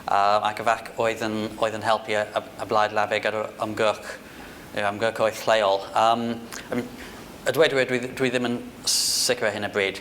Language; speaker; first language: Welsh; non-native, fluent; English